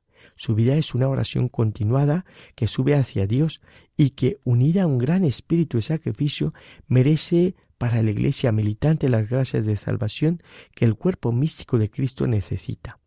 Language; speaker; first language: Spanish; native; Spanish